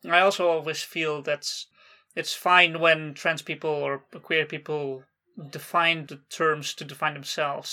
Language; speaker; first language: English; non-native, fluent; Dutch